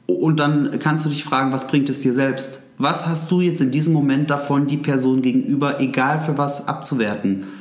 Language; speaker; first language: German; native; German